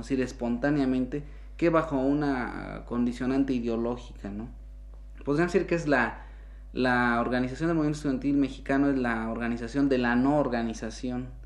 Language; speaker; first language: Spanish; native; Spanish